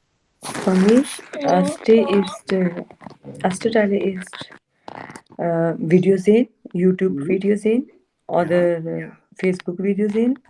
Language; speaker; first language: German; non-native, learner; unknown